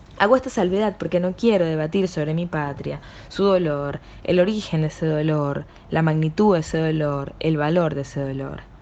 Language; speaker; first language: Spanish; native; Spanish